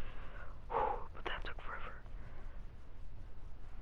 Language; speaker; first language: English; native; English